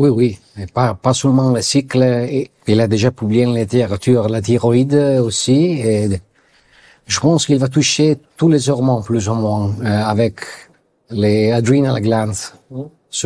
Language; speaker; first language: French; non-native, learner; Italian